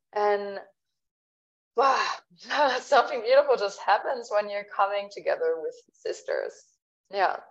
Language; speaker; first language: English; non-native, fluent; German